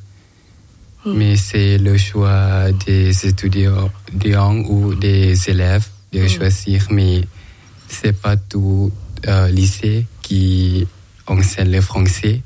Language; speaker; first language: French; non-native, learner; Thai